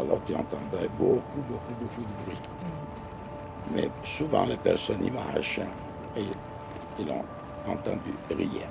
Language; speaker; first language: French; non-native, local second language; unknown